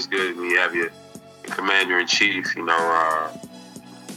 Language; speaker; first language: English; native; English